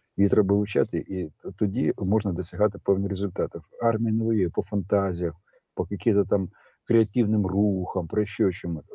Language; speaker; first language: Ukrainian; native; Ukrainian